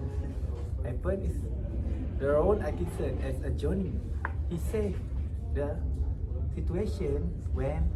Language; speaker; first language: English; non-native, local second language; Malay